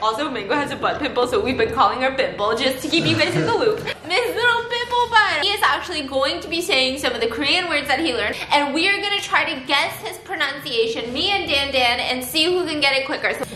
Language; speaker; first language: English; early bilingual, other home language; Korean